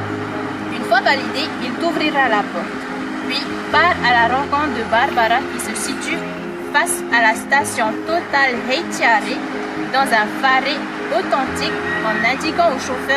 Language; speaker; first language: French; native; French